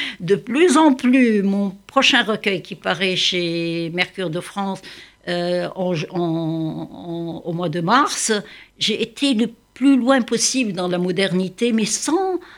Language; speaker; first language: French; non-native, local second language; Arabic